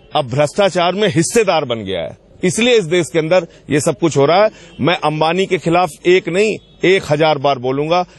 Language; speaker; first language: Hindi; native; Hindi